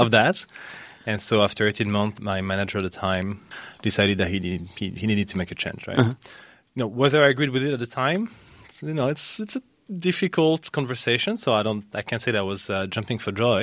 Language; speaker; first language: English; non-native, fluent; French